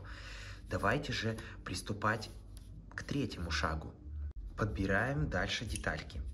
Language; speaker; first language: Russian; native; Russian